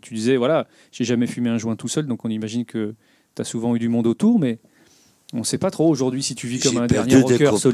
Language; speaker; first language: French; native; French